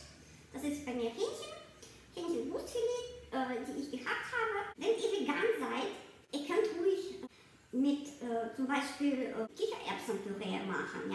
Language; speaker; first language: German; non-native, fluent; Russian